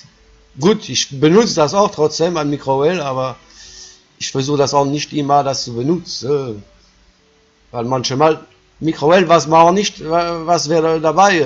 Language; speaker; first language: German; non-native, fluent; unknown